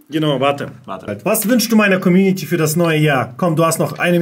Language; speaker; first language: German; native; German